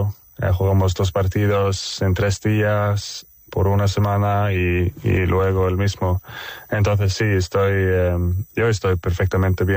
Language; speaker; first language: Spanish; non-native, fluent; Swedish